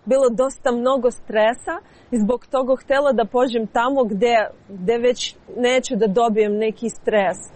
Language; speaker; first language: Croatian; non-native, learner; Ukrainian